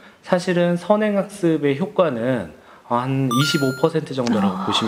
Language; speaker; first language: Korean; native; Korean